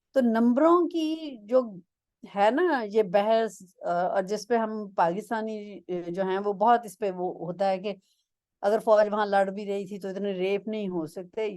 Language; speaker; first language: Urdu; non-native, local second language; Punjabi